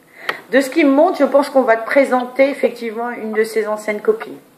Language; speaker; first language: French; native; French